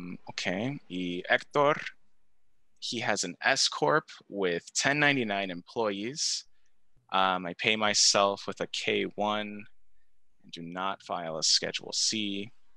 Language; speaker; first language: English; early bilingual, other home language; Spanish